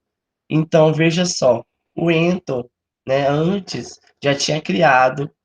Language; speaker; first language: Portuguese; native; Portuguese